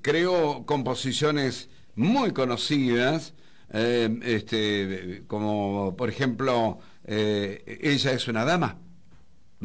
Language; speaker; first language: Spanish; native; Spanish